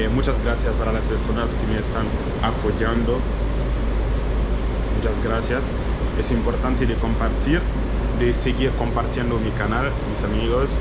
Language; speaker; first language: Spanish; non-native, learner; French